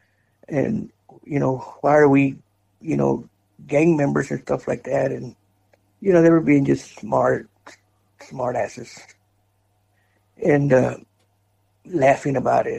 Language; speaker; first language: English; native; English